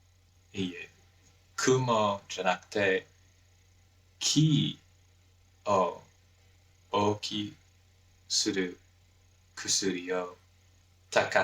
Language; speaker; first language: Japanese; non-native, learner; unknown